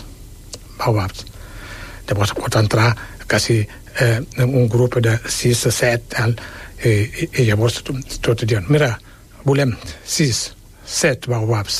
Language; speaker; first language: Catalan; non-native, fluent; Wolof